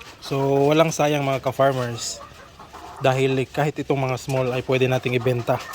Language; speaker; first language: Filipino; native; Filipino